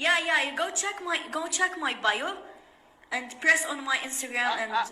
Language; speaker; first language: English; non-native, fluent; Somali